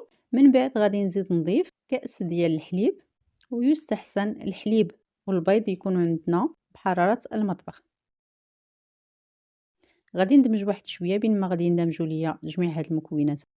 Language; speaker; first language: Arabic; native; Arabic